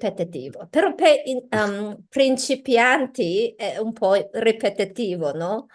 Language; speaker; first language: Italian; non-native, learner; Chinese